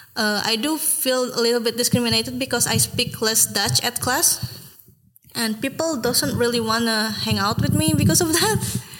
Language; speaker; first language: English; non-native, fluent; Indonesian